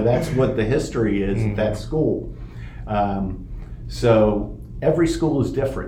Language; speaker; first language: English; native; English